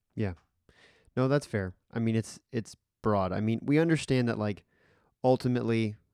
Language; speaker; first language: English; native; English